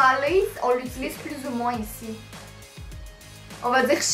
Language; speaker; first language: French; native; French